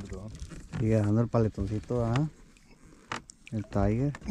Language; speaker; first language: Spanish; native; Spanish